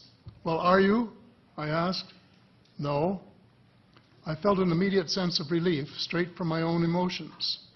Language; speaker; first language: English; native; English